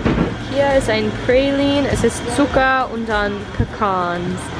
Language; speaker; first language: German; non-native, learner; English